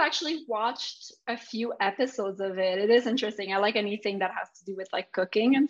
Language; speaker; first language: English; non-native, fluent; French